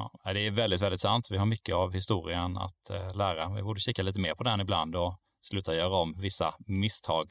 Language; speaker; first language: Swedish; native; Swedish